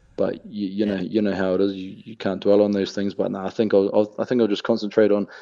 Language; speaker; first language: English; native; English